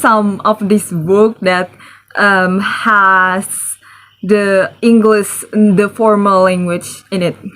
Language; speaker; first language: English; non-native, learner; Indonesian